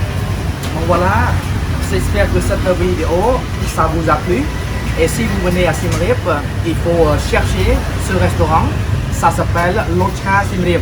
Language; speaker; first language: French; non-native, fluent; Khmer